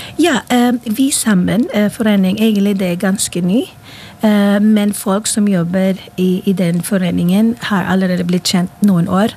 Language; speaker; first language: Norwegian; non-native, fluent; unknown